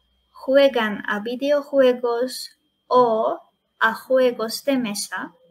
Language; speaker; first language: Spanish; non-native, fluent; Turkish